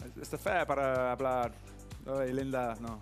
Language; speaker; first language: Spanish; non-native, learner; English